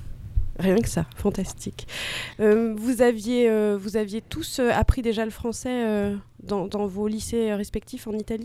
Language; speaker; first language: French; native; French